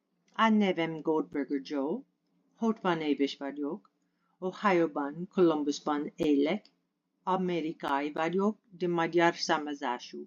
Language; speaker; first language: Hungarian; non-native, learner; English